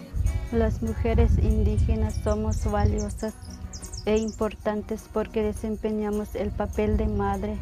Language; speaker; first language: Spanish; non-native, local second language; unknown